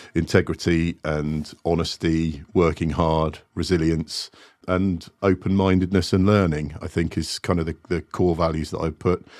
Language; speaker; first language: English; native; English